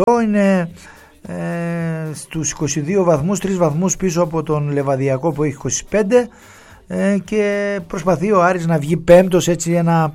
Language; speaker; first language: Greek; native; Greek